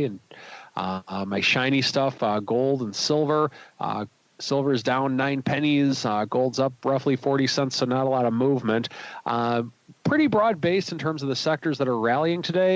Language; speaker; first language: English; native; English